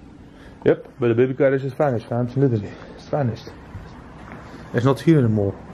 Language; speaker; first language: English; non-native, fluent; Dutch